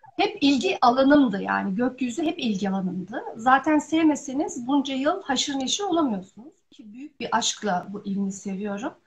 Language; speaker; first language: Turkish; early bilingual, heritage; Turkish